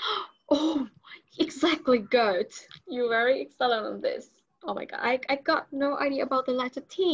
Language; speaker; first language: English; non-native, learner; Vietnamese